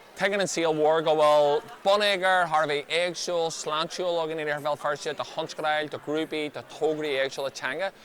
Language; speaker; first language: Irish; non-native, local second language; English